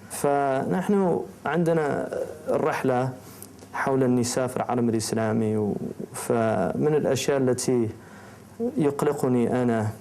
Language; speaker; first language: Arabic; non-native, fluent; English